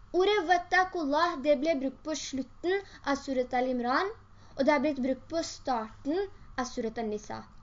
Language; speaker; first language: Norwegian; early bilingual, other home language; Urdu